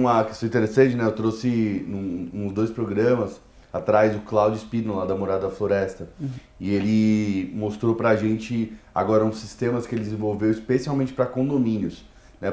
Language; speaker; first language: Portuguese; native; Portuguese